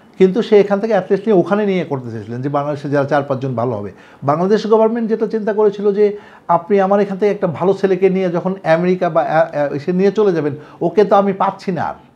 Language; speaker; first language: Bangla; native; Bangla